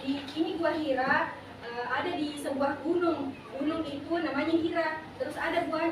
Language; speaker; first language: Indonesian; native; Indonesian